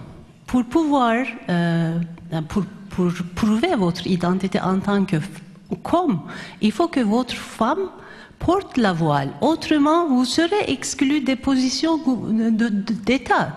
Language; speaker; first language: French; non-native, fluent; Turkish